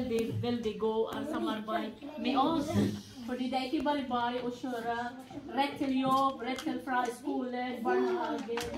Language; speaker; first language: Norwegian; non-native, fluent; Indonesian